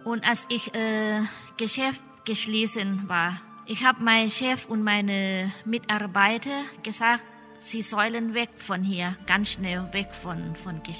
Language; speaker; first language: German; non-native, learner; Thai